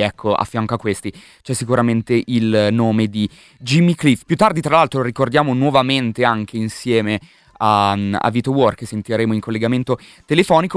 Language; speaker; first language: Italian; native; Italian